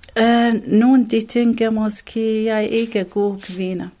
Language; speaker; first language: Danish; non-native, learner; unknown